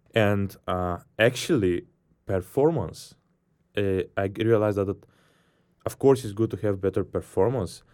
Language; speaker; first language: English; non-native, fluent; Bulgarian